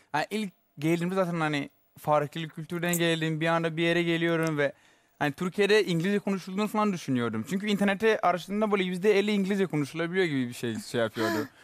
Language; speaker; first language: Turkish; non-native, fluent; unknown